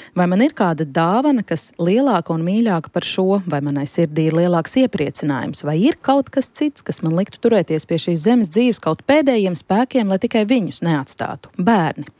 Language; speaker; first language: Latvian; native; Latvian